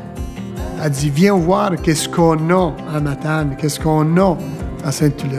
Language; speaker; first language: French; non-native, fluent; Italian